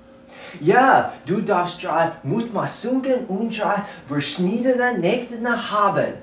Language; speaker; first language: German; non-native, learner; English